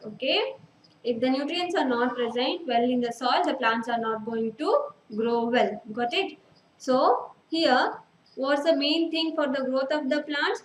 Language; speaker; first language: English; non-native, local second language; Telugu